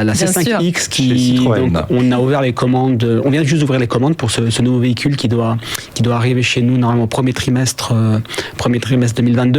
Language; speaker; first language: French; native; French